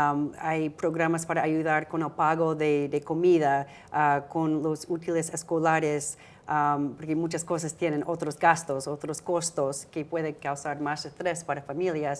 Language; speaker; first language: Spanish; non-native, fluent; English